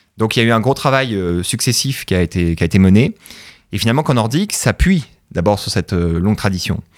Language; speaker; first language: French; native; French